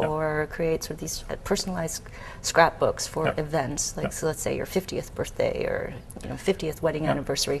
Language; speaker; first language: English; native; English